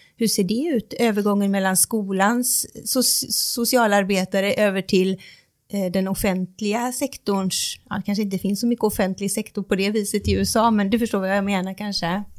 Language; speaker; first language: Swedish; native; Swedish